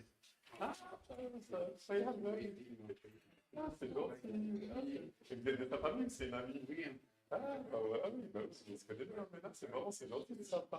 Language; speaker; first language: French; native; French